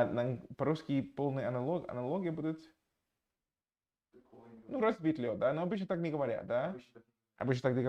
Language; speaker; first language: Russian; non-native, fluent; English